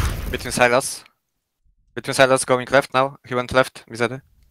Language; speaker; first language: English; non-native, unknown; Polish